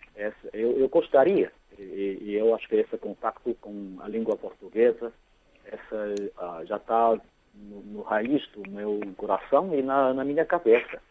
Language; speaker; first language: Portuguese; non-native, fluent; Chinese